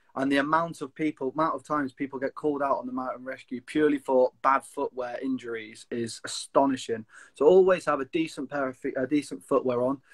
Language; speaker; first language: English; native; English